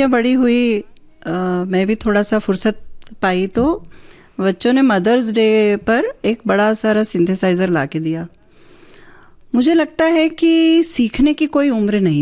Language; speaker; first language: Hindi; native; Hindi